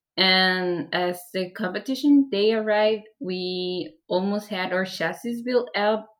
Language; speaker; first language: English; non-native, fluent; Persian